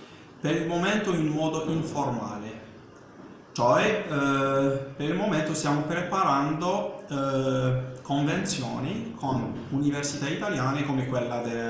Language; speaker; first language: Italian; non-native, fluent; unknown